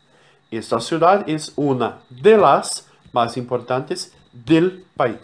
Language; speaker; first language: Spanish; non-native, fluent; Portuguese